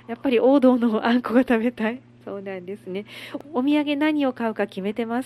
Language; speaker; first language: Japanese; native; Japanese